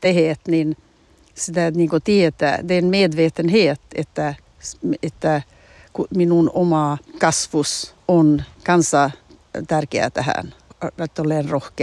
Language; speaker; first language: Finnish; early bilingual, heritage; Finnish